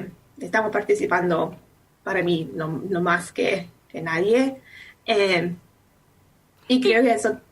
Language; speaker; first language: Spanish; non-native, fluent; English